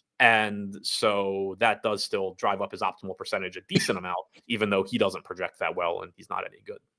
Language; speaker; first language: English; native; English